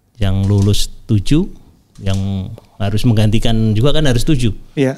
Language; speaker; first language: Indonesian; native; Indonesian